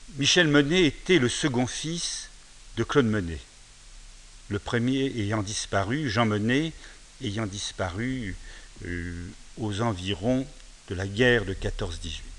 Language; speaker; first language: French; native; French